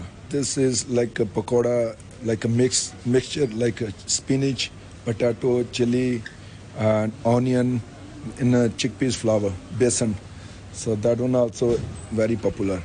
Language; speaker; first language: English; non-native, local second language; Punjabi